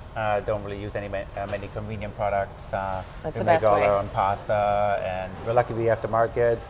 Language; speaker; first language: English; non-native, fluent; German